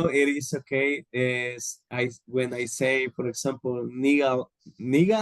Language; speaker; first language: English; non-native, learner; Spanish